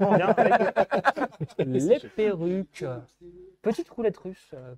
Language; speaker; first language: French; native; French